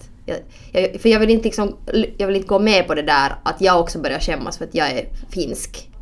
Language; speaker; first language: Swedish; native; Swedish